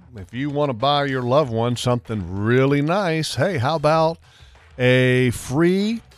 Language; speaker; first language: English; native; English